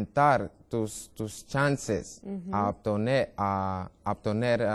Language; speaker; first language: Spanish; non-native, learner; English